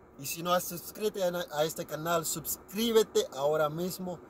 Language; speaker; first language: Spanish; non-native, learner; Haitian Creole